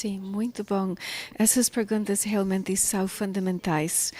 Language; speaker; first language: Portuguese; non-native, learner; English